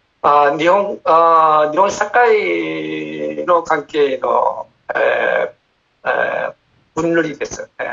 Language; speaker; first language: Japanese; non-native, fluent; Korean